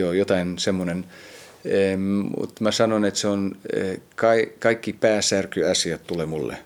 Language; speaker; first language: Finnish; early bilingual, heritage; Finnish